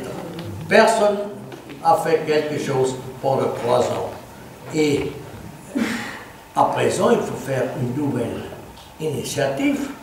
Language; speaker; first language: French; non-native, fluent; German